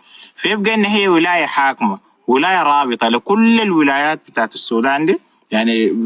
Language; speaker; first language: Arabic; native; Arabic